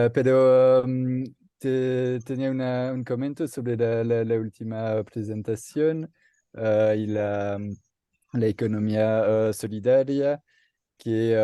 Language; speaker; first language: Spanish; non-native, learner; French